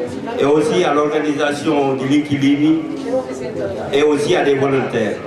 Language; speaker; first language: French; non-native, local second language; Wolof